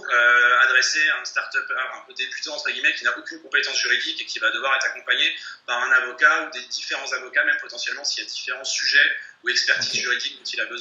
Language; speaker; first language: French; native; French